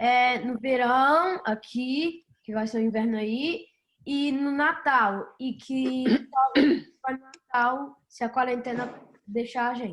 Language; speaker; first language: Portuguese; early bilingual, heritage; Portuguese